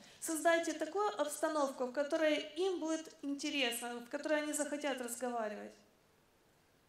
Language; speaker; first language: Russian; native; Russian